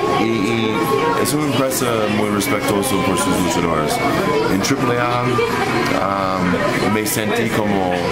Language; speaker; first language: Spanish; non-native, fluent; English